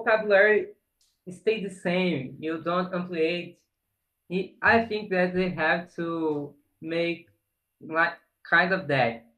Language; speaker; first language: English; non-native, learner; Portuguese